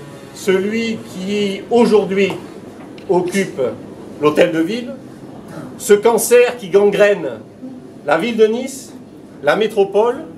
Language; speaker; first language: French; native; French